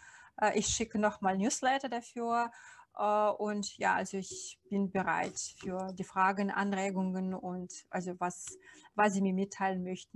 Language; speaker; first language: German; non-native, fluent; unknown